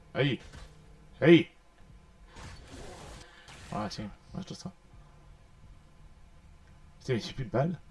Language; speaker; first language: French; native; French